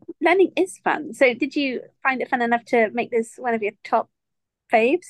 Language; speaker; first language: English; native; English